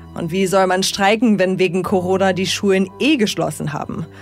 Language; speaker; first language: German; native; German